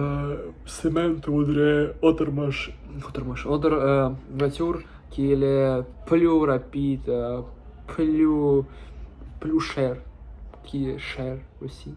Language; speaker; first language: French; non-native, learner; Russian